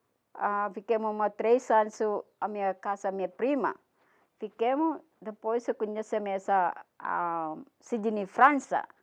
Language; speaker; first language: Portuguese; non-native, learner; Malayalam